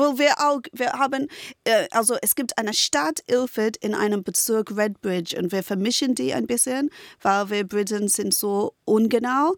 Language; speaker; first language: German; non-native, fluent; English